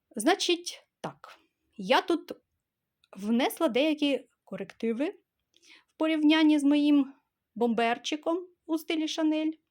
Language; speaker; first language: Ukrainian; non-native, local second language; Russian